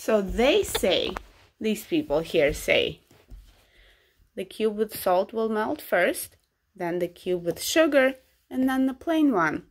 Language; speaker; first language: English; non-native, fluent; Russian